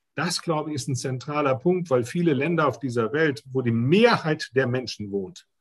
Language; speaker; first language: German; native; German